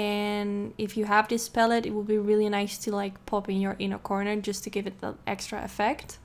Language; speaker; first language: English; non-native, fluent; Dutch